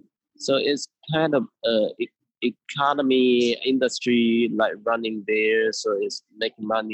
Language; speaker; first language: English; non-native, fluent; Min Nan Chinese